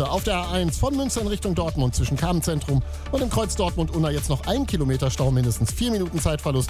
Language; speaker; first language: German; native; German